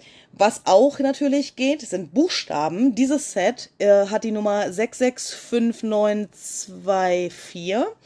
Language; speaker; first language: German; native; German